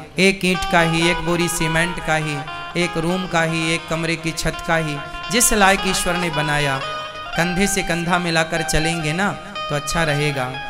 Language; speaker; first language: Hindi; native; Hindi